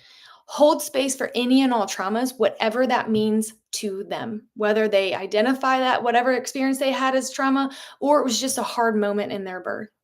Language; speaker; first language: English; native; English